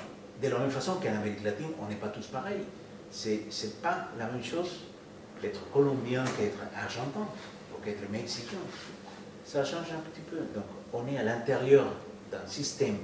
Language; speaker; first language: French; non-native, fluent; Spanish